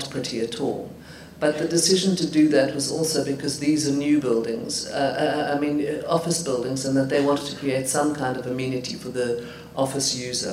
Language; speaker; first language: English; native; English